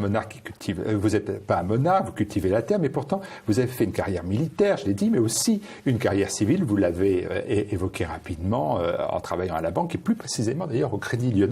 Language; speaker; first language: French; native; French